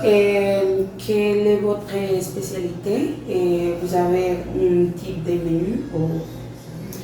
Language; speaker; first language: French; non-native, learner; Spanish